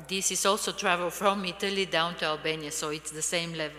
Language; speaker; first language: English; non-native, fluent; Bulgarian